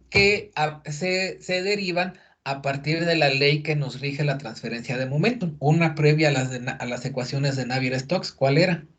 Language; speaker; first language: Spanish; native; Spanish